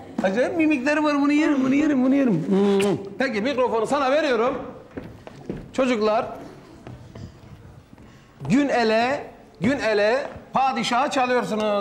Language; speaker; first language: Turkish; native; Turkish